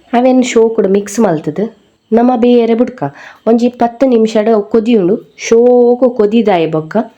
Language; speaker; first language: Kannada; non-native, local second language; Tulu